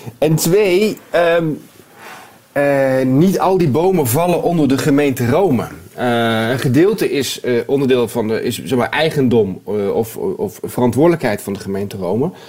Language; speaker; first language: Dutch; native; Dutch